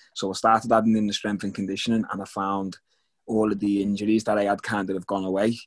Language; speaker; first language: English; native; English